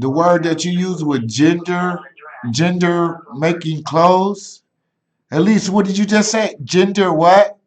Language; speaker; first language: English; native; English